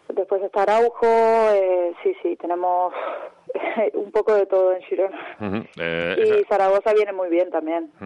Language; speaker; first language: Spanish; native; Spanish